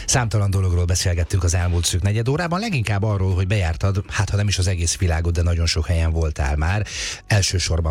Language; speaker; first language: Hungarian; native; Hungarian